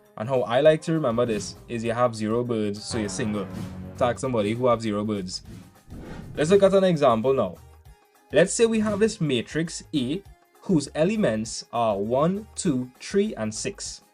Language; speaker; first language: English; native; English